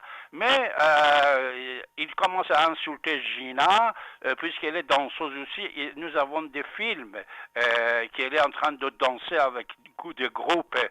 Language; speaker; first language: French; non-native, fluent; Persian